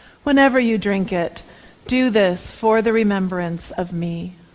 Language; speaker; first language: English; native; English